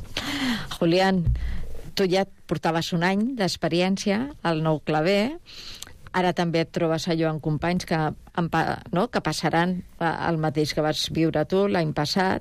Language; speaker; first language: Catalan; native; Catalan